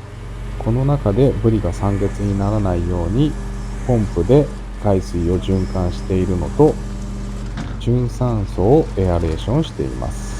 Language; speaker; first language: Japanese; native; Japanese